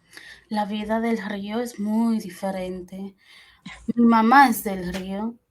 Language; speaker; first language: Spanish; early bilingual, heritage; Spanish